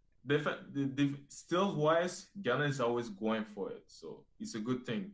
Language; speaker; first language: English; non-native, fluent; French